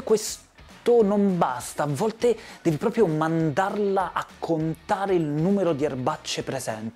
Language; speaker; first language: Italian; native; Italian